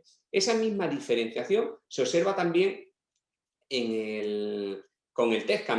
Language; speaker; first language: Spanish; native; Spanish